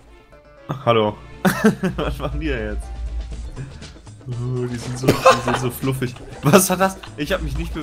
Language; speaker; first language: German; native; German